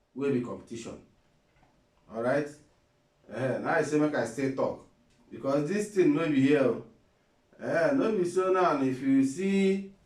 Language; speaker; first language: Nigerian Pidgin; non-native, local second language; Igbo